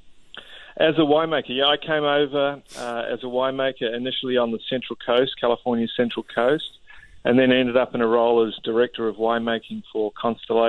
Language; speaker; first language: English; native; English